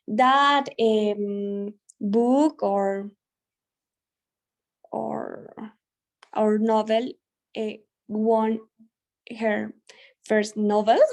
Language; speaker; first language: English; non-native, learner; Spanish